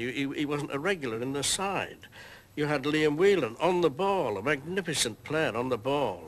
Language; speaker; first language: English; native; English